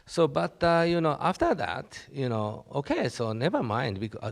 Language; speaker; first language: English; non-native, learner; Japanese